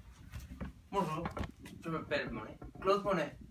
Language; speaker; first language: French; non-native, learner; Dutch